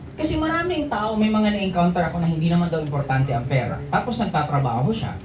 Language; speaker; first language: Filipino; non-native, local second language; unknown